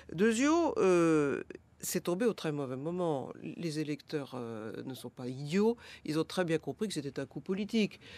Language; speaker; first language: French; native; French